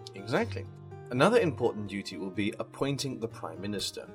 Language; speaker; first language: English; native; English